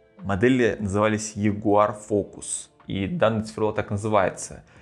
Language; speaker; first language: Russian; native; Russian